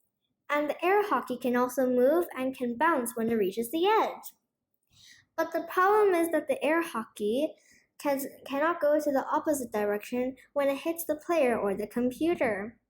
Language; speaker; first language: English; non-native, fluent; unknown